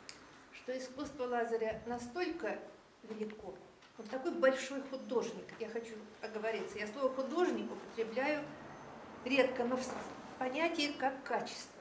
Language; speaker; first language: Russian; native; Russian